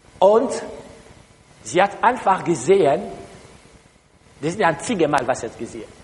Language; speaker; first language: German; non-native, learner; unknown